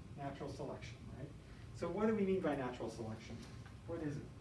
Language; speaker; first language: English; native; English